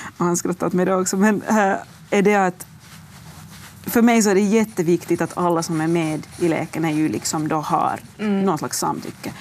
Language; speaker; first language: Swedish; native; Swedish